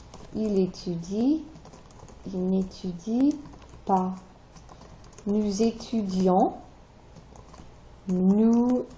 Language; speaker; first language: French; non-native, fluent; English